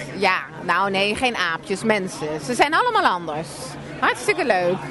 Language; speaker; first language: Dutch; native; Dutch